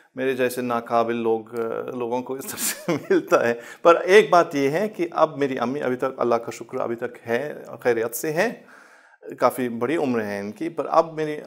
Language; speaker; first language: Urdu; non-native, fluent; German